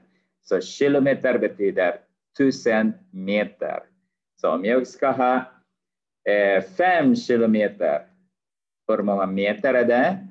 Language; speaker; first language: Swedish; non-native, fluent; Arabic